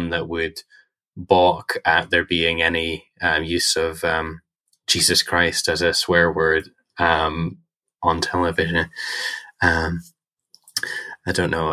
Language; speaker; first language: English; native; English